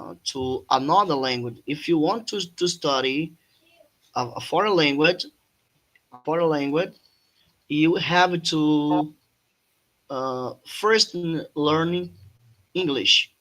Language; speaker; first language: English; non-native, fluent; Portuguese